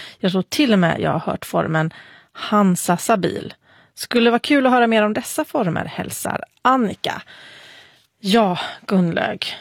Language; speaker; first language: Swedish; native; Swedish